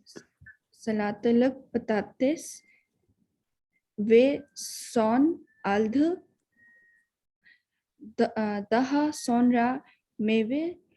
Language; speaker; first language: Turkish; non-native, learner; Urdu